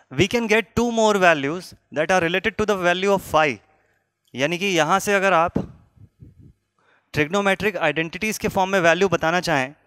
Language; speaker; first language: Hindi; native; Hindi